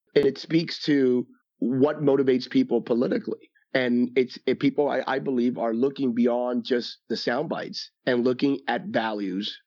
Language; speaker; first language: English; early bilingual, other home language; Spanish